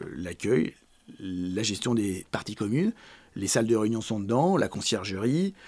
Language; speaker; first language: French; native; French